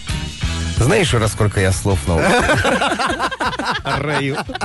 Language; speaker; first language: Russian; native; Russian